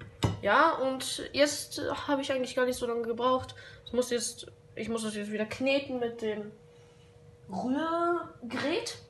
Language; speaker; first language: German; native; German